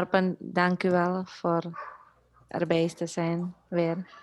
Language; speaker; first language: Dutch; non-native, local second language; Caribbean Hindustani